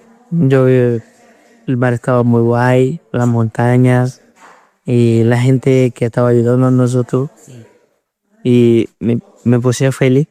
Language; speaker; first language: Spanish; non-native, learner; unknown